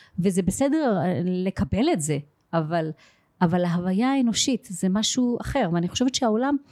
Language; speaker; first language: Hebrew; native; Hebrew